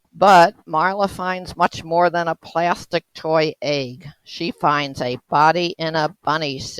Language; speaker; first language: English; native; English